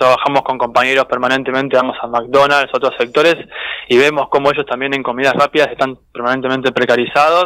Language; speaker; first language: Spanish; native; Spanish